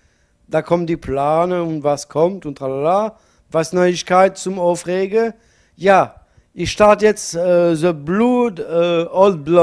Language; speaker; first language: German; non-native, learner; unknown